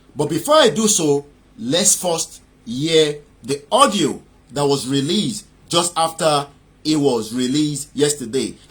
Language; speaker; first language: English; non-native, local second language; Yoruba